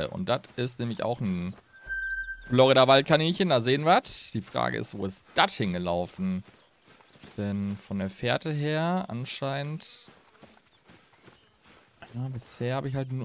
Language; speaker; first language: German; native; German